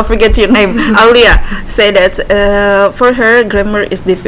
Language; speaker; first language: English; non-native, learner; Indonesian